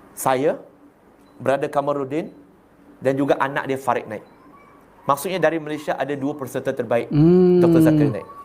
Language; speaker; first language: Malay; non-native, local second language; Chinese